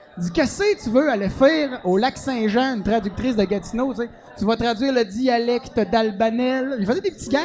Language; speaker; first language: French; native; French